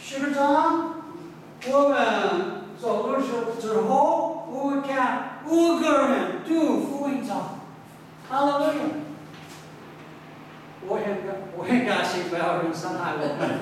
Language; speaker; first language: Chinese; non-native, learner; English